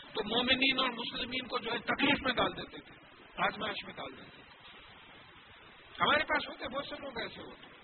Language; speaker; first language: Urdu; native; Urdu